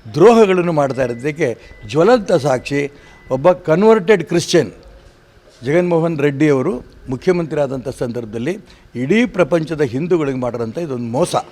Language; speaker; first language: Kannada; native; Kannada